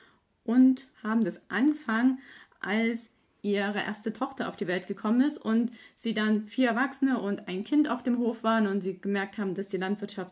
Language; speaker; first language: German; native; German